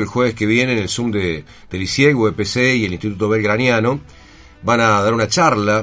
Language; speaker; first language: Spanish; native; Spanish